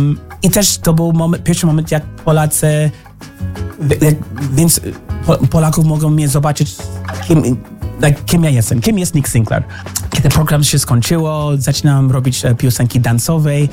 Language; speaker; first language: Polish; non-native, learner; English